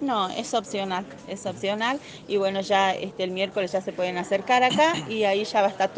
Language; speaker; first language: Spanish; native; Spanish